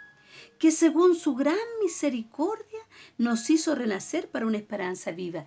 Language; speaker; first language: Spanish; native; Spanish